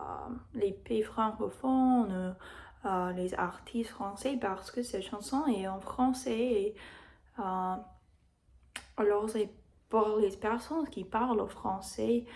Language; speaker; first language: French; non-native, learner; English